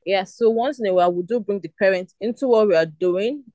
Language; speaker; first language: English; non-native, local second language; Igbo